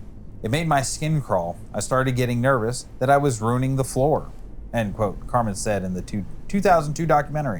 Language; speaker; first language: English; native; English